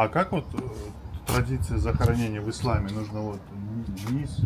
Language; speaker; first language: Russian; non-native, local second language; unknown